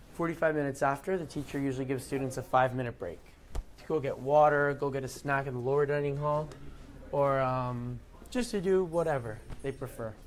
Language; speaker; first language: English; native; English